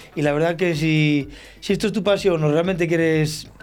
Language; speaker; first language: Spanish; native; Spanish